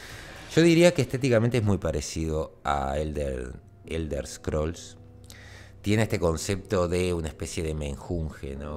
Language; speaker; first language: Spanish; native; Spanish